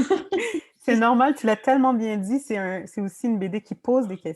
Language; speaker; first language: French; native; French